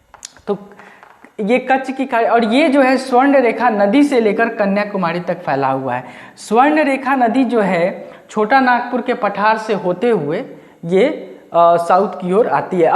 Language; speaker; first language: Hindi; native; Hindi